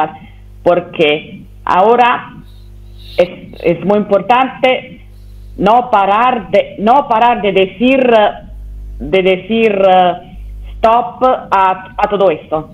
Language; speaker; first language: Spanish; non-native, learner; Italian